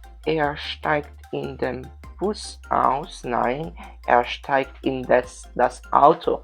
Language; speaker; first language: German; non-native, learner; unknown